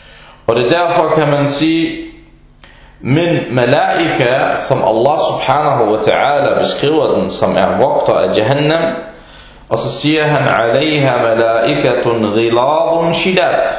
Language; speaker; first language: Danish; early bilingual, other home language; Arabic